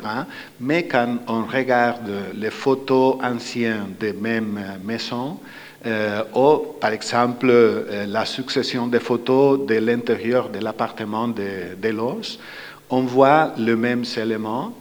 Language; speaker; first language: French; non-native, fluent; Spanish